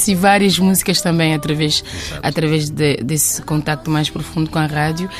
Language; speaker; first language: Portuguese; non-native, local second language; Kabuverdianu